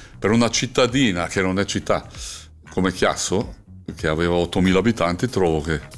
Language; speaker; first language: Italian; native; Italian